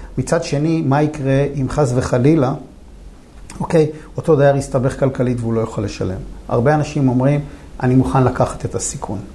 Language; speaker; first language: Hebrew; native; Hebrew